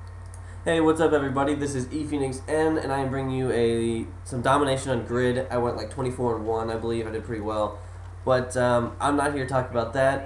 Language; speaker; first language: English; native; English